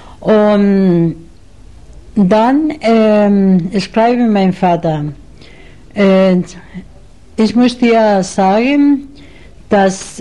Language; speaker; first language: German; non-native, fluent; Spanish